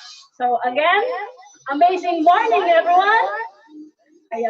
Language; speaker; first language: Filipino; native; Filipino